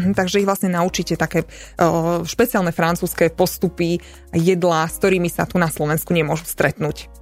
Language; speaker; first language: Slovak; native; Slovak